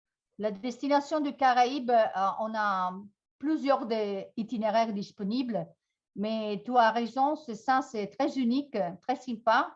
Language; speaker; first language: French; non-native, fluent; Italian